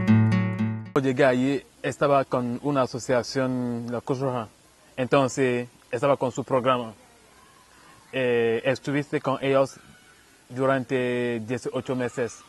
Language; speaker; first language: Spanish; non-native, fluent; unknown